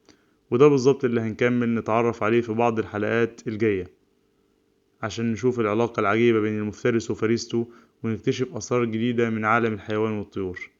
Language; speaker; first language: Arabic; native; Arabic